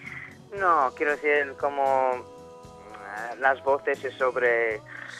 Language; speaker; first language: Spanish; non-native, fluent; English